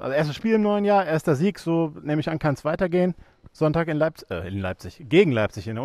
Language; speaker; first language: German; native; German